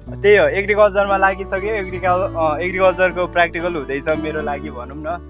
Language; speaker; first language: Nepali; non-native, local second language; Eastern Tamang